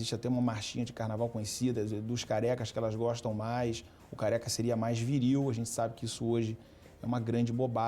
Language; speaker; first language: Portuguese; native; Portuguese